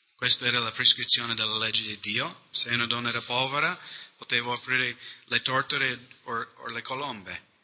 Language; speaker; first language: Italian; non-native, fluent; English